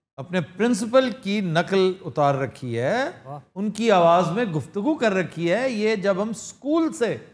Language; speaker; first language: Urdu; non-native, local second language; Punjabi